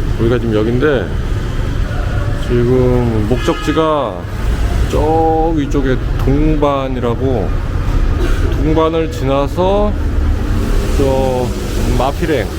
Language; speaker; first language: Korean; native; Korean